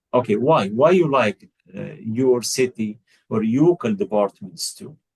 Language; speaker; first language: English; non-native, fluent; Arabic